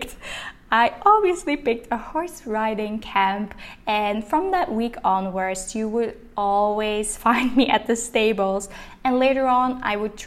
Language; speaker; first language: English; non-native, fluent; Dutch